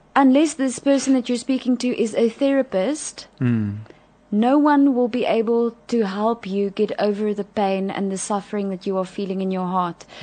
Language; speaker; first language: English; non-native, local second language; Afrikaans